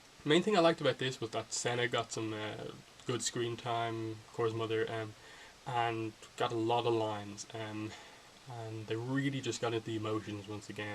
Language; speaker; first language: English; native; English